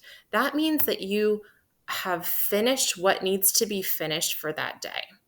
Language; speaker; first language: English; native; English